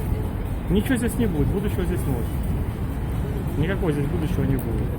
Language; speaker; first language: Russian; native; Russian